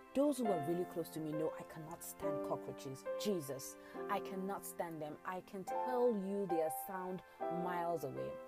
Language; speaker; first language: English; non-native, local second language; Yoruba